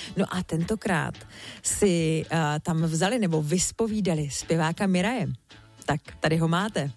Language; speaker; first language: Czech; native; Czech